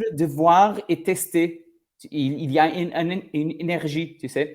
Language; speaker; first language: French; non-native, learner; Portuguese